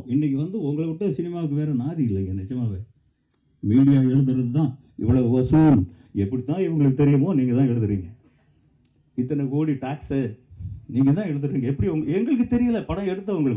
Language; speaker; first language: Tamil; native; Tamil